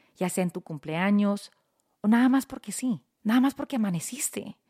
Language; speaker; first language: Spanish; early bilingual, heritage; Spanish